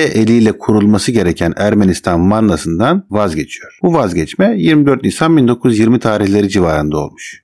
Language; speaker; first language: Turkish; native; Turkish